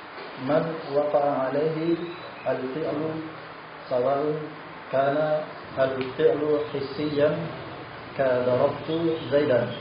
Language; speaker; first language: Arabic; non-native, learner; Indonesian